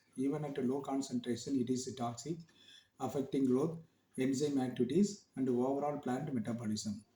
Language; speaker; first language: English; non-native, local second language; Tamil